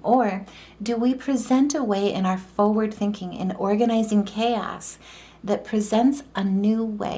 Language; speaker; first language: English; native; English